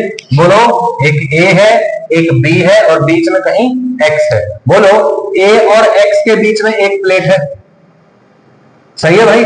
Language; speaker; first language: Hindi; native; Hindi